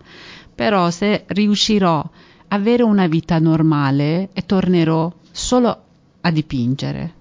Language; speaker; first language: Italian; non-native, fluent; Persian